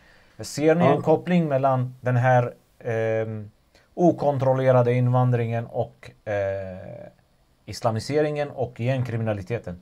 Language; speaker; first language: Swedish; non-native, fluent; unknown